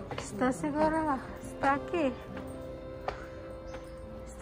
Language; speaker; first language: Spanish; non-native, learner; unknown